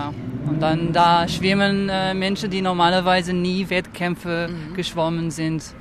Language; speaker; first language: German; non-native, fluent; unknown